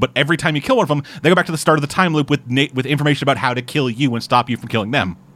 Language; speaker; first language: English; native; English